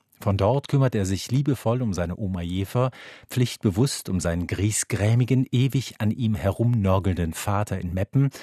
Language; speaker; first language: German; native; German